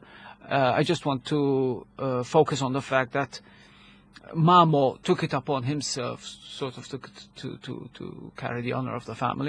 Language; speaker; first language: English; non-native, local second language; Maltese